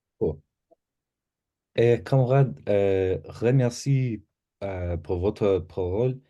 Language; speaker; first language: French; non-native, learner; English